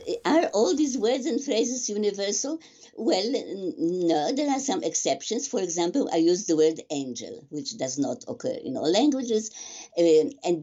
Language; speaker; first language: English; non-native, fluent; Polish